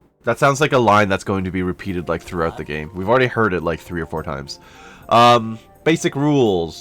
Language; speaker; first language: English; native; English